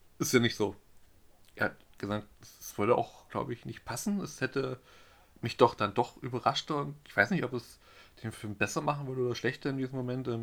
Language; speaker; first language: German; native; German